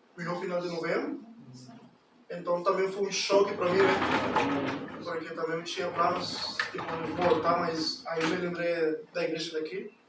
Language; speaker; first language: Portuguese; non-native, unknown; Spanish